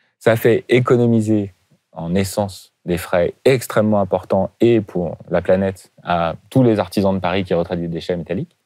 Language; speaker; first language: French; native; French